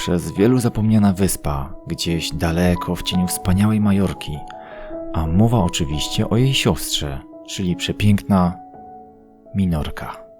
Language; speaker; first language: Polish; native; Polish